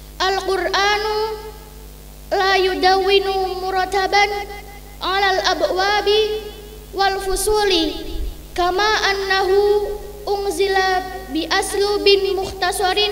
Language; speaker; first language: Arabic; non-native, learner; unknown